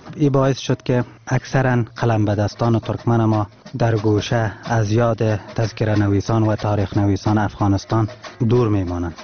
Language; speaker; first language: Persian; non-native, local second language; Turkmen